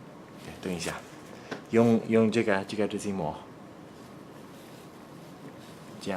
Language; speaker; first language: Chinese; non-native, learner; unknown